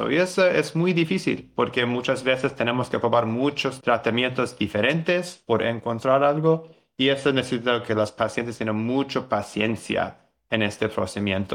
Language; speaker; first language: Spanish; non-native, learner; English